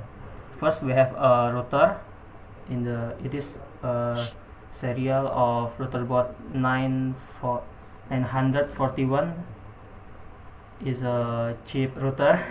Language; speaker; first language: English; non-native, learner; Indonesian